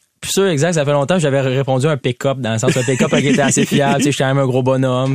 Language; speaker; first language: French; native; French